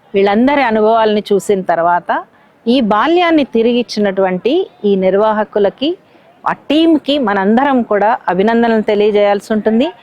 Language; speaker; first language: Telugu; native; Telugu